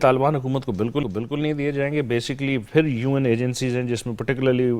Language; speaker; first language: Urdu; native; Urdu